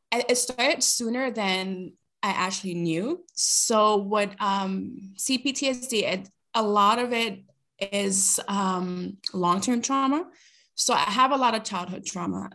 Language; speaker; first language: English; early bilingual, other home language; Spanish